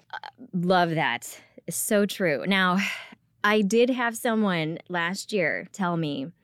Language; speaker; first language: English; early bilingual, other home language; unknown